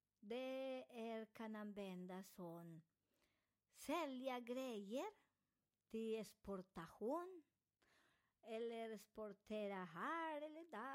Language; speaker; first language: Swedish; non-native, learner; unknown